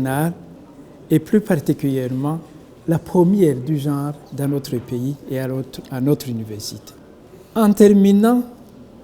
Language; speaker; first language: French; non-native, local second language; Rundi